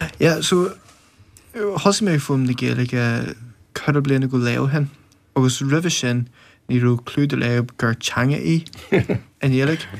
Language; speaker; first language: Irish; non-native, local second language; English